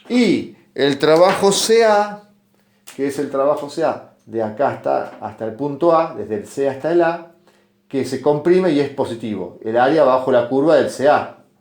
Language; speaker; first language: Spanish; native; Spanish